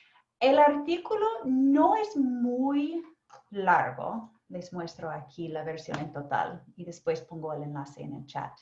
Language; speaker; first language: Spanish; non-native, fluent; English